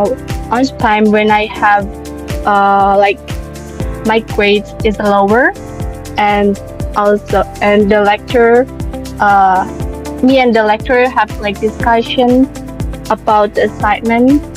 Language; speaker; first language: English; non-native, learner; Indonesian